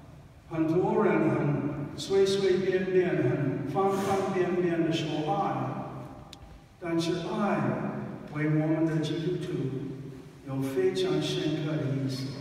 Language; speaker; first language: Chinese; non-native, fluent; English